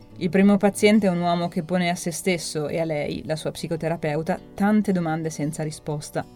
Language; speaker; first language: Italian; native; Italian